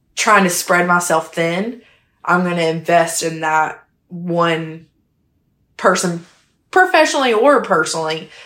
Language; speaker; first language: English; native; English